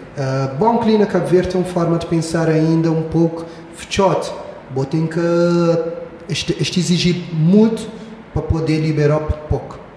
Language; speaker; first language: Portuguese; non-native, local second language; Kabuverdianu